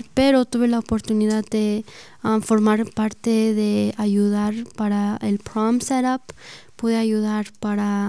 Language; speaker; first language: Spanish; early bilingual, heritage; Spanish